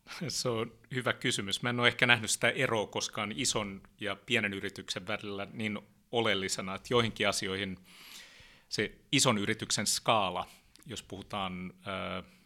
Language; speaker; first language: Finnish; early bilingual, heritage; Finnish